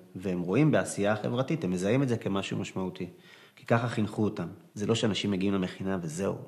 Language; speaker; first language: Hebrew; early bilingual, other home language; Arabic